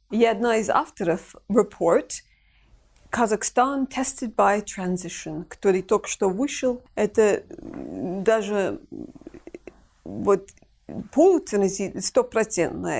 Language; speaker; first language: Russian; non-native, fluent; English